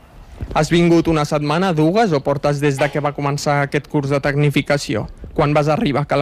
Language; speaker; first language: Catalan; native; Catalan